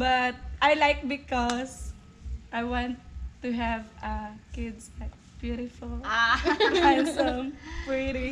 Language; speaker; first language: English; non-native, local second language; Filipino